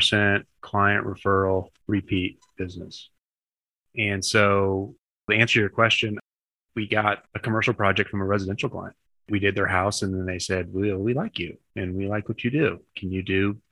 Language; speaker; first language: English; native; English